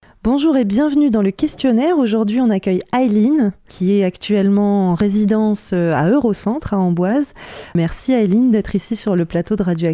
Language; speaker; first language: French; native; French